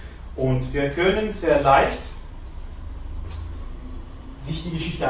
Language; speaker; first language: German; non-native, fluent; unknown